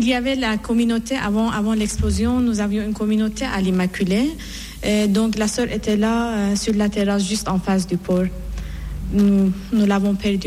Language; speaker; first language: French; non-native, fluent; Persian